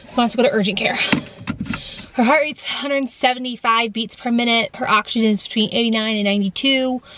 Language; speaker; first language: English; native; English